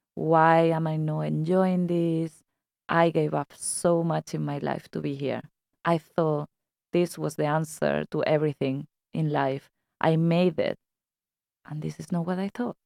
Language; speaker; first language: English; non-native, fluent; Spanish